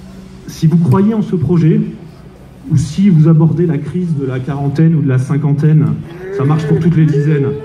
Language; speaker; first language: French; native; French